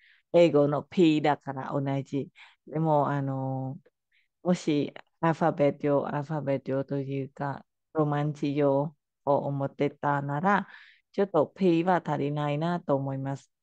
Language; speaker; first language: Japanese; non-native, fluent; Khmer